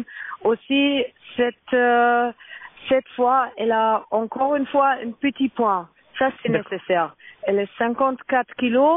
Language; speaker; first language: French; non-native, learner; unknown